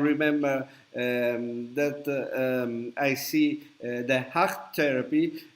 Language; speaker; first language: English; non-native, learner; Italian